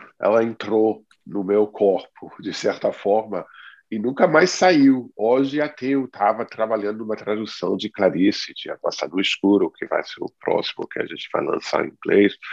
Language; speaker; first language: Portuguese; non-native, fluent; English